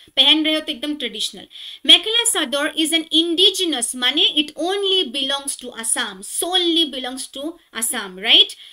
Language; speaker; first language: Hindi; non-native, local second language; Assamese